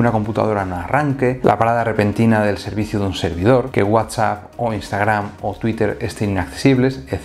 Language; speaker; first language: Spanish; native; Spanish